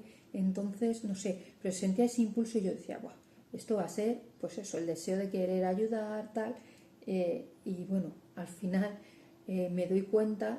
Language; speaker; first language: Spanish; native; Spanish